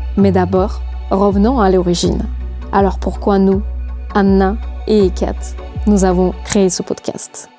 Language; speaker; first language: French; non-native, fluent; Russian